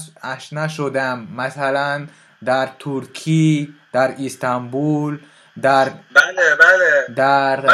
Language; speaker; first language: Persian; non-native, learner; French